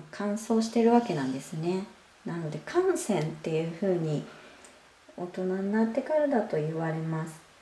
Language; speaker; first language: Japanese; native; Japanese